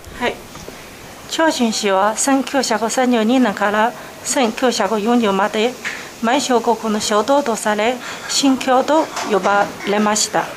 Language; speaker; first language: Japanese; non-native, learner; Chinese